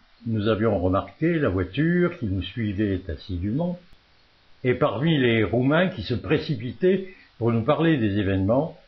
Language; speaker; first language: French; native; French